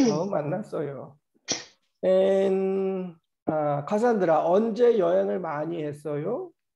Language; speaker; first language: Korean; native; Korean